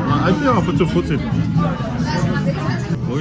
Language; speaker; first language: Japanese; non-native, learner; French